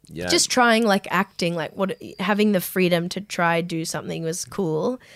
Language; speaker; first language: English; native; English